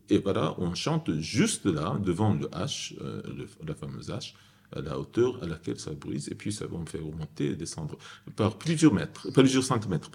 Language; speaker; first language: French; non-native, fluent; Japanese